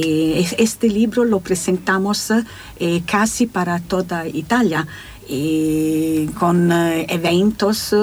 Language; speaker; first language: Spanish; non-native, learner; Italian